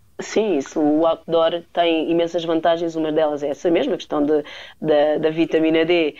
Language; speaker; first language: Portuguese; native; Portuguese